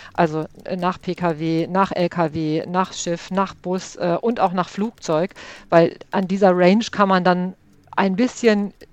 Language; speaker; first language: German; native; German